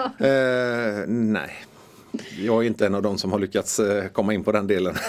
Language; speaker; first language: Swedish; native; Swedish